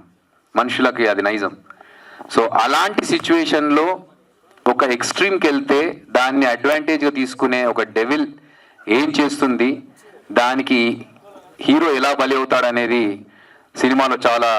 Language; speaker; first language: Telugu; native; Telugu